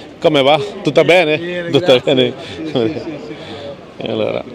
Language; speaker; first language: Italian; non-native, learner; Malayalam